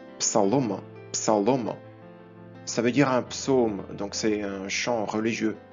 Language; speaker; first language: French; non-native, fluent; Ukrainian